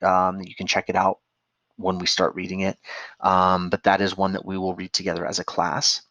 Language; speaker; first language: English; native; English